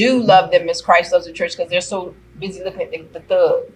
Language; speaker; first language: English; native; English